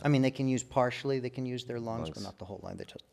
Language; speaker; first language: English; native; English